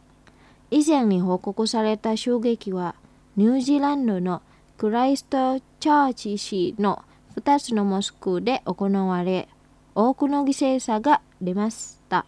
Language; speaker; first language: Japanese; non-native, fluent; Indonesian